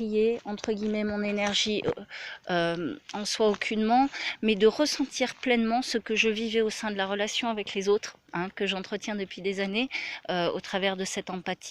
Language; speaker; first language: French; native; French